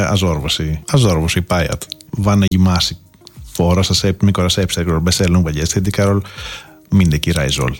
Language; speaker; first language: Hungarian; non-native, learner; Greek